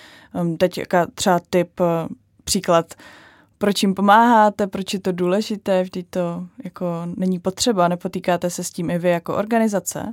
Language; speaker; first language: Czech; native; Czech